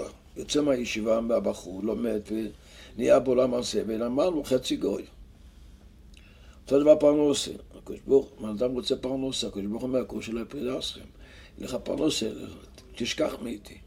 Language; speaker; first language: Hebrew; non-native, local second language; Yiddish